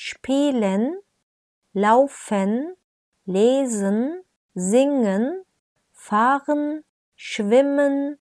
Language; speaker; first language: German; non-native, fluent; Turkish